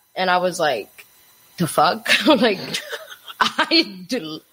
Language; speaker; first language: English; non-native, fluent; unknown